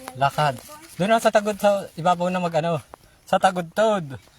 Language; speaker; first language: Filipino; native; Filipino